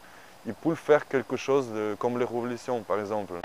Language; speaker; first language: French; non-native, learner; Ukrainian